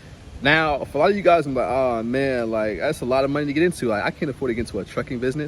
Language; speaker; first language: English; native; English